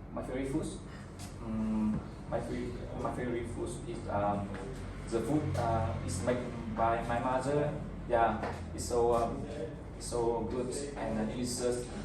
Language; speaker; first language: English; non-native, learner; Vietnamese